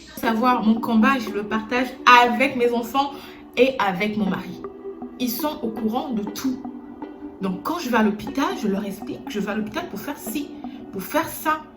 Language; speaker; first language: French; non-native, local second language; Lingala